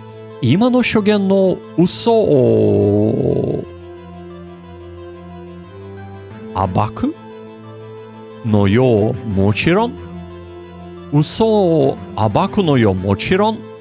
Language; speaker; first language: Japanese; non-native, learner; English